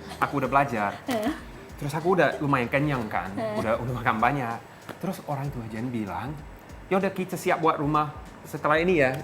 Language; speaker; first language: Indonesian; non-native, fluent; English